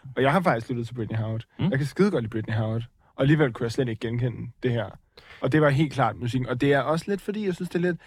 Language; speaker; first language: Danish; native; Danish